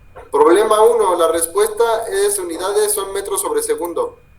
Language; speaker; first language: Spanish; native; Spanish